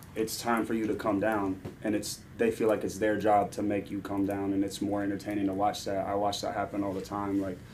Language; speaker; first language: English; native; English